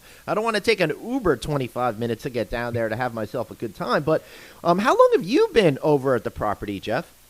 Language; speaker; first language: English; native; English